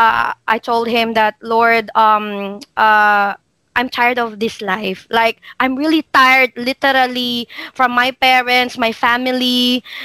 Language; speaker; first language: English; non-native, local second language; Hiligaynon